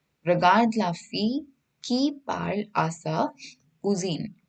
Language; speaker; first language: French; non-native, fluent; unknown